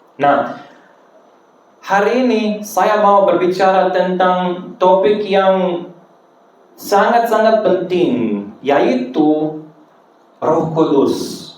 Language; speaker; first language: Indonesian; non-native, fluent; Serbian